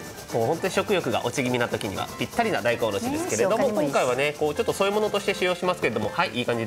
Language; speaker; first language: Japanese; native; Japanese